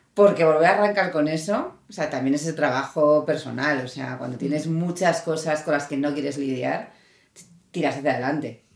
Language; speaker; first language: Spanish; native; Spanish